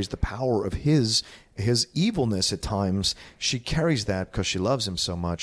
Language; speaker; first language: English; native; English